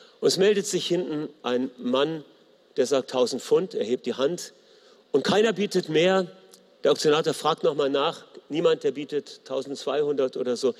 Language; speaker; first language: German; native; German